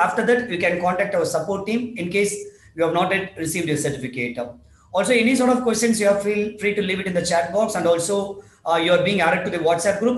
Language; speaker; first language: English; non-native, local second language; Tamil